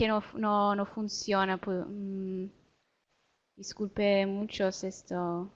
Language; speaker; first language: Spanish; non-native, learner; Italian